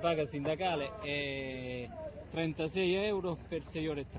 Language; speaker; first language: Italian; native; Italian